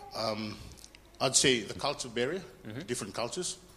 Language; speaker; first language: English; non-native, fluent; Fijian